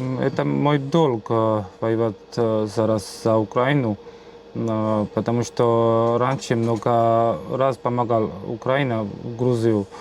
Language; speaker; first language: Russian; non-native, learner; Georgian